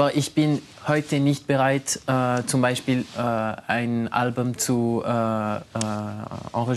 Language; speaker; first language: German; non-native, local second language; French